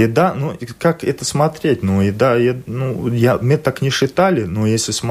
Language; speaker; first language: Russian; non-native, local second language; Latvian